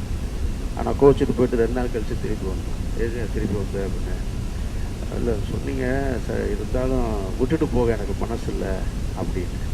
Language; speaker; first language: Tamil; native; Tamil